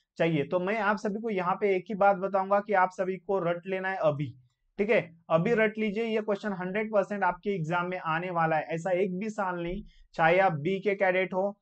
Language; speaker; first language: Hindi; non-native, local second language; Marathi